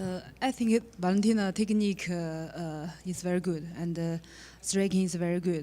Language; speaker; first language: English; non-native, learner; Chinese